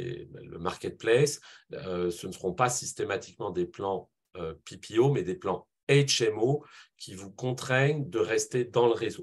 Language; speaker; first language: French; native; French